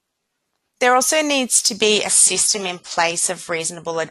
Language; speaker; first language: English; native; English